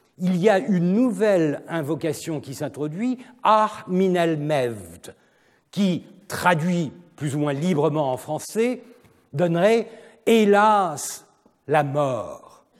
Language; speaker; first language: French; non-native, fluent; Turkish